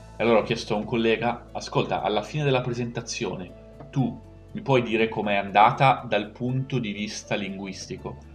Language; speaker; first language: Italian; native; Italian